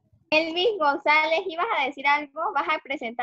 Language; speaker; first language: Spanish; native; Spanish